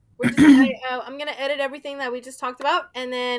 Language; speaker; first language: English; native; English